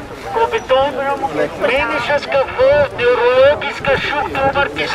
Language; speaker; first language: Swedish; non-native, fluent; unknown